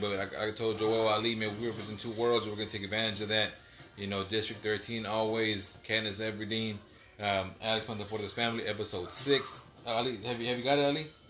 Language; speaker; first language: English; early bilingual, other home language; Spanish